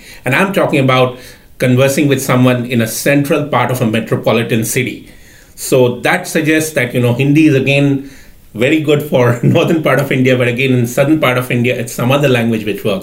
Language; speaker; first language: English; non-native, local second language; Bangla